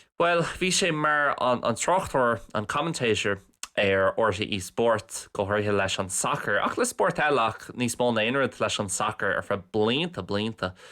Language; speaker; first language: Irish; non-native, local second language; English